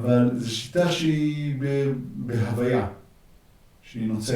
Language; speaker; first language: Hebrew; native; Hebrew